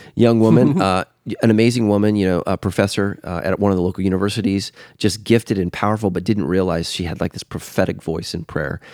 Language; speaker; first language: English; native; English